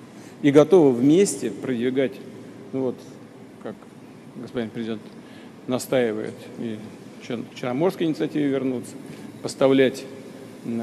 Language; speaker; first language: Russian; native; Russian